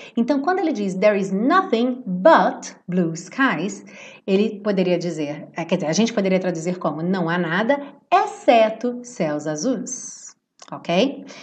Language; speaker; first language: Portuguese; native; Portuguese